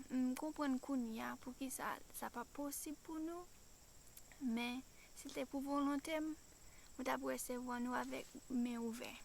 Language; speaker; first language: Haitian Creole; non-native, fluent; English